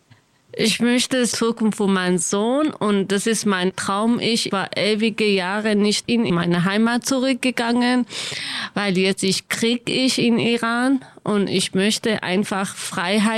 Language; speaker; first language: German; non-native, learner; Kurdish